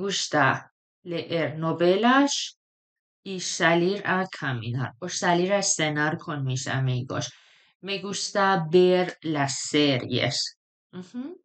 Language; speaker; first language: Spanish; non-native, fluent; Persian